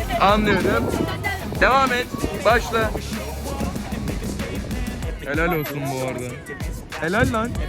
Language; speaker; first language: Turkish; native; Turkish